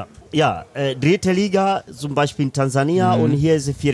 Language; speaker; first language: German; non-native, learner; Swahili